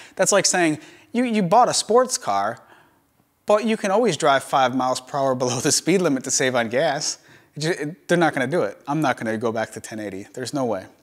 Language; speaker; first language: English; native; English